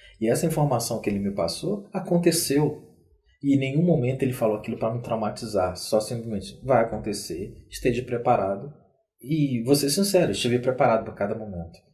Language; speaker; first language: Portuguese; native; Portuguese